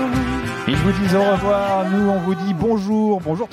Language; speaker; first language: French; native; French